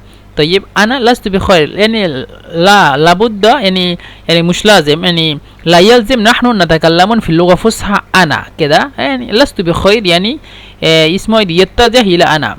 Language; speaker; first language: Arabic; non-native, fluent; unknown